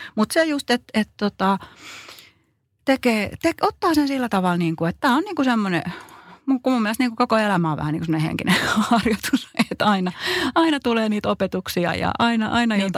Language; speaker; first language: Finnish; native; Finnish